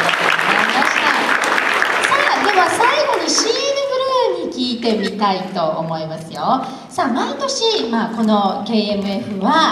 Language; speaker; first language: Japanese; native; Japanese